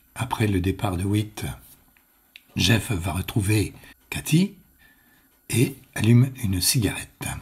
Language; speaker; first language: French; native; French